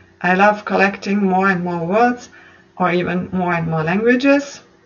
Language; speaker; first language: English; non-native, fluent; German